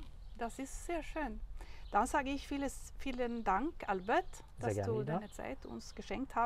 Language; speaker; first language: German; non-native, learner; Swedish